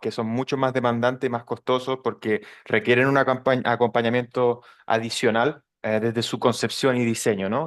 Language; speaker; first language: Spanish; native; Spanish